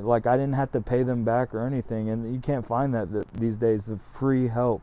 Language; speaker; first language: English; native; English